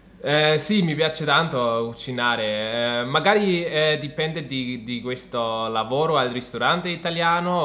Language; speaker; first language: Italian; non-native, fluent; German